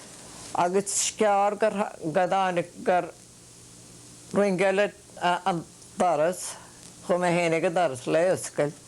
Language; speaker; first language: Irish; native; Irish